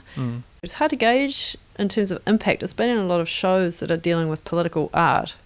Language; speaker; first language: English; native; English